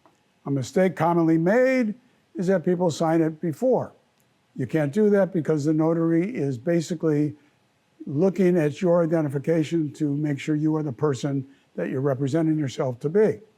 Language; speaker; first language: English; native; English